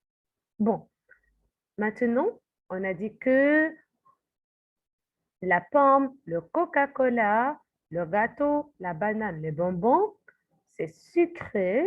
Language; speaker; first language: French; non-native, fluent; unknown